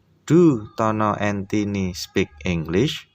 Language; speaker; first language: English; non-native, fluent; Indonesian